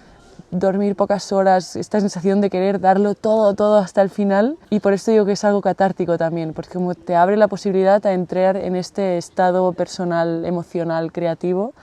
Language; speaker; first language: Spanish; non-native, local second language; Catalan